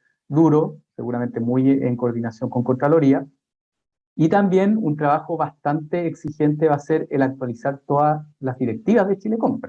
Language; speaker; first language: Spanish; native; Spanish